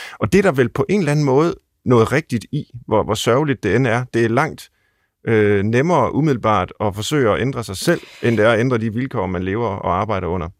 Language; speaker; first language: Danish; native; Danish